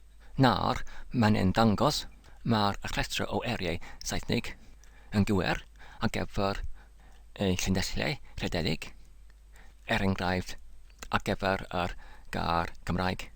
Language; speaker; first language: Welsh; non-native, learner; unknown